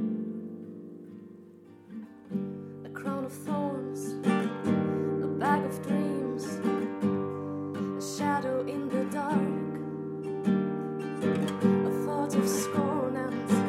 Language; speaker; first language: English; non-native, fluent; German